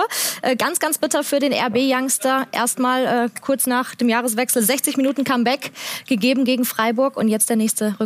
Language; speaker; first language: German; native; German